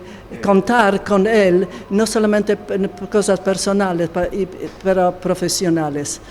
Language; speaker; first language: Spanish; non-native, learner; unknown